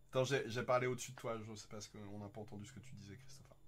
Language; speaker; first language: French; native; French